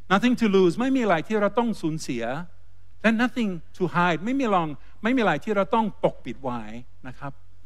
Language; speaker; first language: Thai; non-native, fluent; English